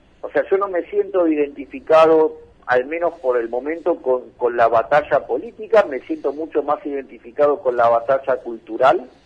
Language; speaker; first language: Spanish; native; Spanish